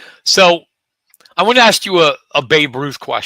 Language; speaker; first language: English; native; English